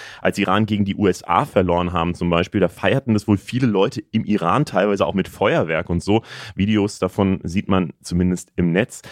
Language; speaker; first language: German; native; German